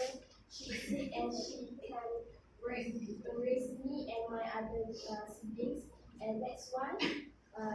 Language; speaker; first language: English; non-native, local second language; Malay